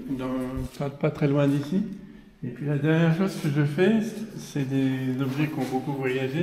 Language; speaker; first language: French; native; French